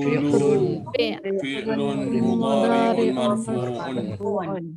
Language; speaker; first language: Arabic; non-native, learner; Malay